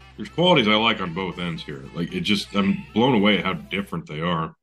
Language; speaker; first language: English; native; English